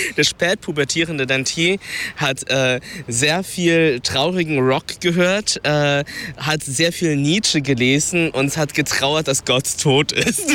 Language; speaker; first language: German; early bilingual, other home language; Vietnamese